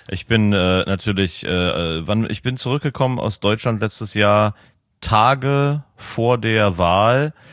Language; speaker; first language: German; native; German